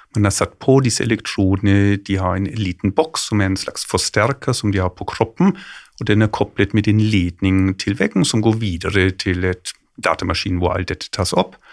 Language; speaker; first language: Norwegian; non-native, fluent; German